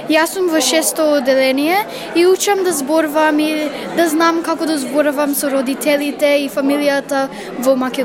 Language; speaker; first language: Macedonian; early bilingual, heritage; Macedonian